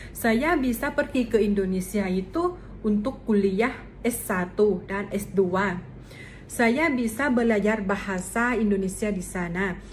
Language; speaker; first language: Indonesian; non-native, fluent; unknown